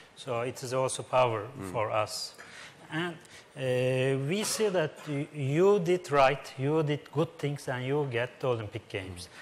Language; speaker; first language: English; non-native, learner; Turkish